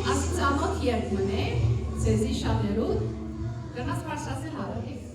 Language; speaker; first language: Armenian; early bilingual, heritage; Armenian